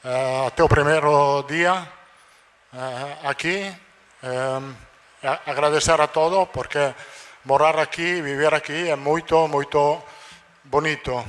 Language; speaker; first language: Portuguese; non-native, fluent; Italian